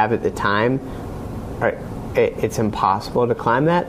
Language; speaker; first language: English; native; English